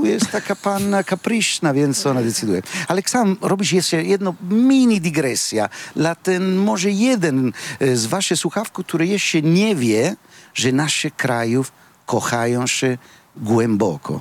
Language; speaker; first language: Polish; non-native, fluent; Italian